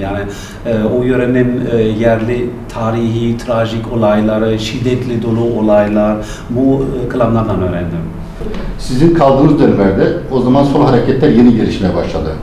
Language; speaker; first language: Turkish; non-native, fluent; German